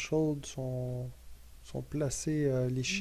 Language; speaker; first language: French; native; French